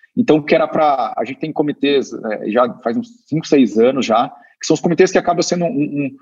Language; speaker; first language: Portuguese; native; Portuguese